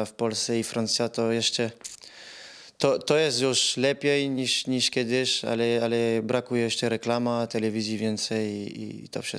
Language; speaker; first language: Polish; non-native, fluent; French